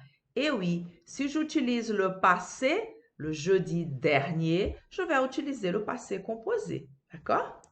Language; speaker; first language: French; non-native, fluent; Portuguese